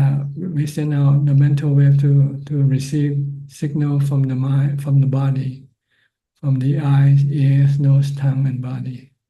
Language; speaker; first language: English; non-native, fluent; Thai